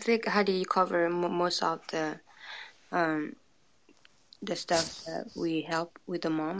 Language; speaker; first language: English; non-native, fluent; Burmese